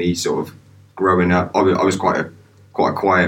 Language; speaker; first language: English; native; English